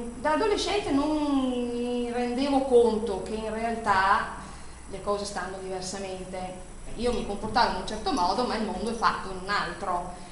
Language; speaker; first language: Italian; early bilingual, heritage; Italian